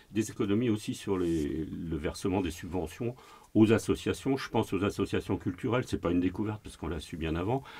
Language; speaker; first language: French; native; French